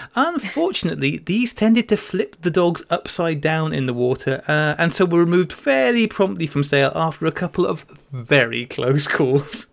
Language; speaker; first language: English; native; English